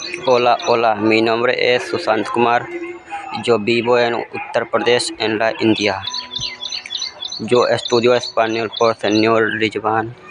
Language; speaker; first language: Spanish; non-native, learner; Hindi